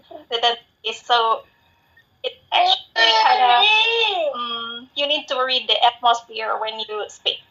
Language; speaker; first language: English; non-native, fluent; Indonesian